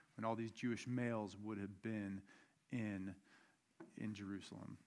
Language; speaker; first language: English; native; English